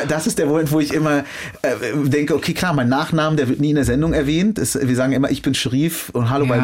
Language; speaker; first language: German; early bilingual, other home language; Arabic